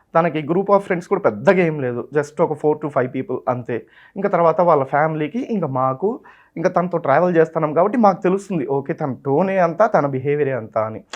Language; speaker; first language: Telugu; non-native, local second language; Tamil